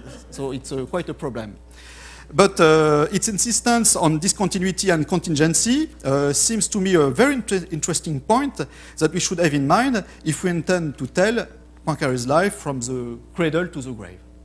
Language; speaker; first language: English; non-native, fluent; French